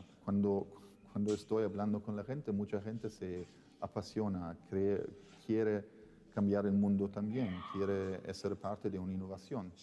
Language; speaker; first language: Spanish; non-native, fluent; Italian